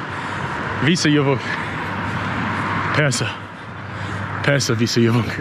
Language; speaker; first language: Hungarian; non-native, learner; English